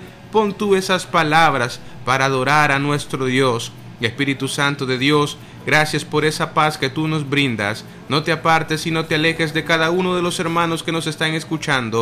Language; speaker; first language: Spanish; native; Spanish